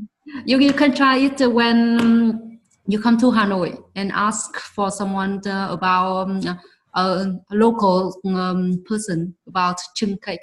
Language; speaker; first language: English; non-native, learner; Vietnamese